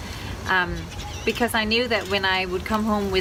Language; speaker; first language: English; non-native, fluent; Danish